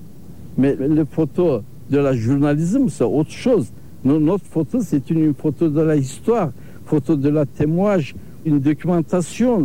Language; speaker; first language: French; non-native, learner; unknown